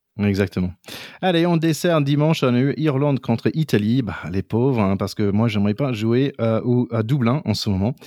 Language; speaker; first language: French; non-native, fluent; English